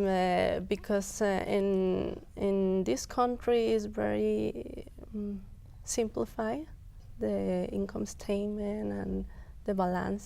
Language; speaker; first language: English; non-native, local second language; Spanish